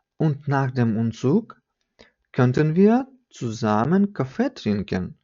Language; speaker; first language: German; non-native, fluent; Ukrainian